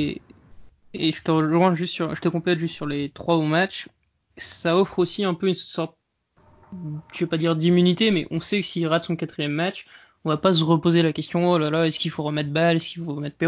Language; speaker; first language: French; native; French